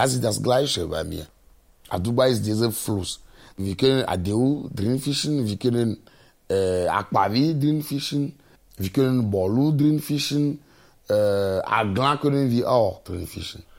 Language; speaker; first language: German; non-native, fluent; Ewe